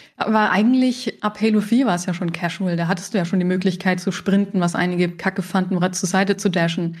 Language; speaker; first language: German; early bilingual, other home language; Spanish